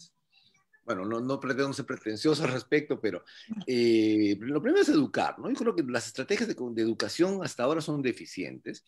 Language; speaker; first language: Spanish; native; Spanish